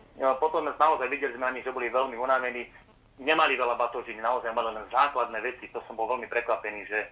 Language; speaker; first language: Slovak; native; Slovak